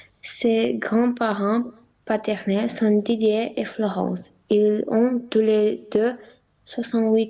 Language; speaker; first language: French; non-native, learner; Romanian